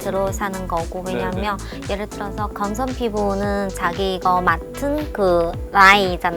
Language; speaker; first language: Korean; non-native, fluent; Chinese